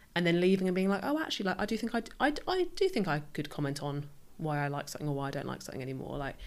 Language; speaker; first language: English; native; English